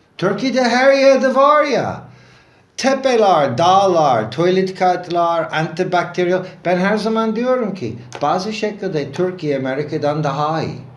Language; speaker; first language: Turkish; non-native, learner; English